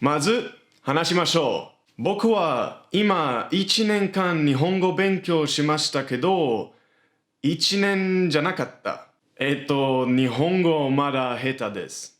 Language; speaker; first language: Japanese; non-native, learner; English